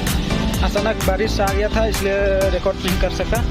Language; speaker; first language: Hindi; non-native, local second language; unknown